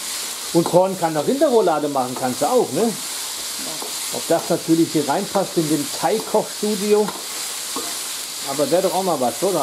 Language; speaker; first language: German; native; German